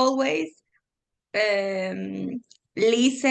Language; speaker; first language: English; non-native, fluent; Spanish